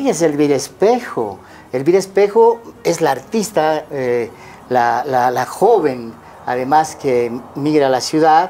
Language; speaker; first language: Spanish; native; Spanish